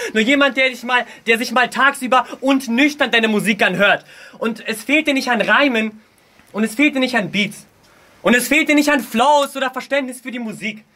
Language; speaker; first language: German; early bilingual, other home language; Russian